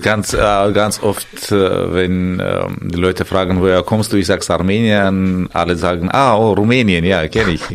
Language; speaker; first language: German; non-native, fluent; Armenian